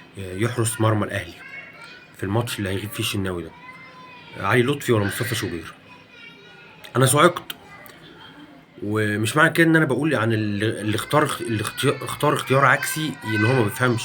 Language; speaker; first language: Arabic; native; Arabic